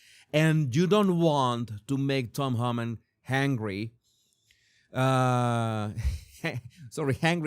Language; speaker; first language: English; non-native, fluent; Spanish